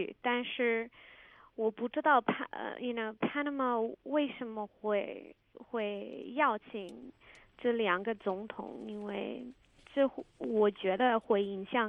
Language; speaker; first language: Chinese; non-native, fluent; English